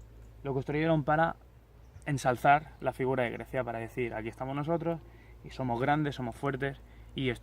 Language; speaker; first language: Spanish; native; Spanish